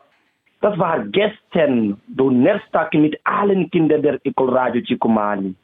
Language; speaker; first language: German; non-native, fluent; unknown